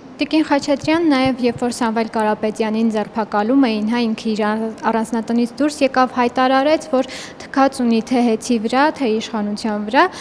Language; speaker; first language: Armenian; native; Armenian